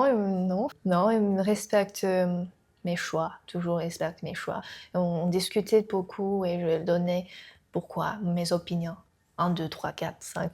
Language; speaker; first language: French; non-native, learner; Chinese